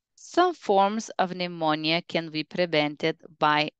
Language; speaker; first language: English; non-native, fluent; Bulgarian